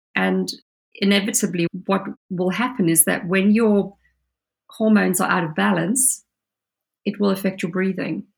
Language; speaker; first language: English; native; English